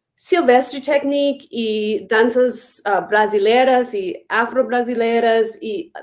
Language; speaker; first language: Portuguese; non-native, learner; English